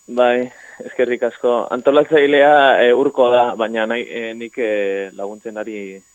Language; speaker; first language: Basque; non-native, local second language; Spanish